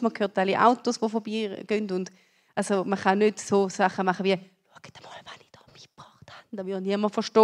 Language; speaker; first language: German; native; German